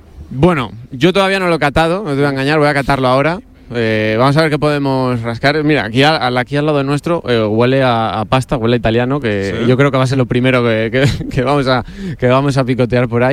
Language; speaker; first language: Spanish; native; Spanish